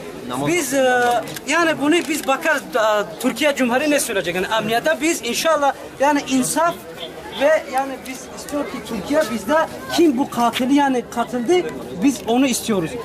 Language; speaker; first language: Turkish; non-native, learner; Tajik